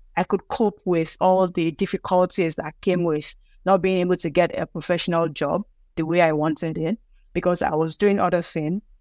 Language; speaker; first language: English; non-native, local second language; Yoruba